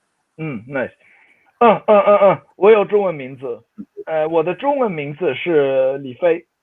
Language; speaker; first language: Chinese; non-native, fluent; Swedish